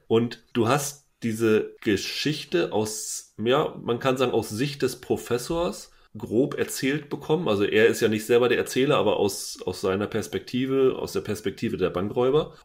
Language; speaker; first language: German; native; German